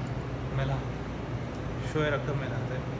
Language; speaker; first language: Arabic; non-native, learner; Urdu